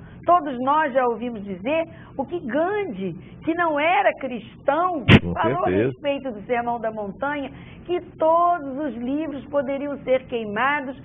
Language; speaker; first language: Portuguese; native; Portuguese